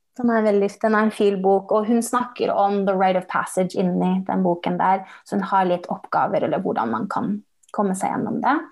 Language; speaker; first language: Norwegian; early bilingual, heritage; English